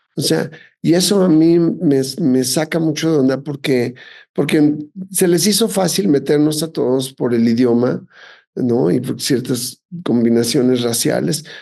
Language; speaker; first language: Spanish; native; Spanish